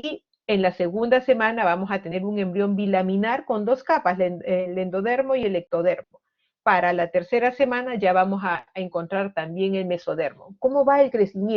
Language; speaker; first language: Spanish; native; Spanish